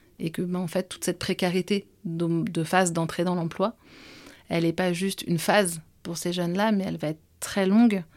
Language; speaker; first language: French; native; French